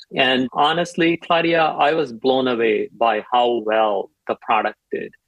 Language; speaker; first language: English; non-native, local second language; Tamil